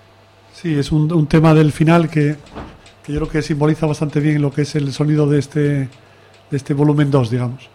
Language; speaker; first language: Spanish; native; Spanish